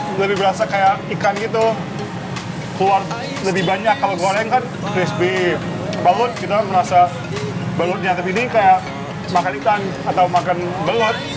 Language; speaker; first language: Indonesian; native; Indonesian